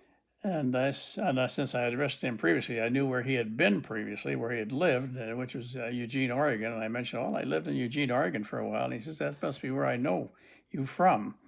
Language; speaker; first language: English; native; English